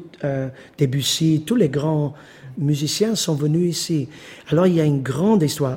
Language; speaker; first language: French; non-native, fluent; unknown